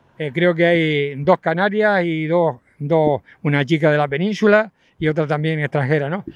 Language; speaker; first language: Spanish; native; Spanish